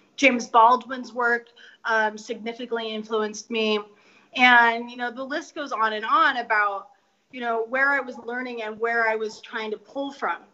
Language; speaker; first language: English; native; English